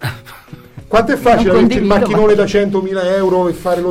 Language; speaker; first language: Italian; native; Italian